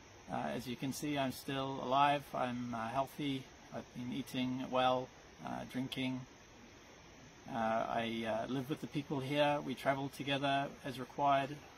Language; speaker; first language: English; native; English